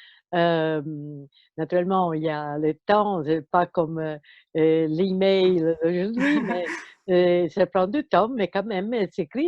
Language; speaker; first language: French; non-native, fluent; Italian